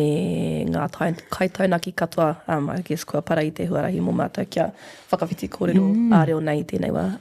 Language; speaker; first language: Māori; non-native, local second language; English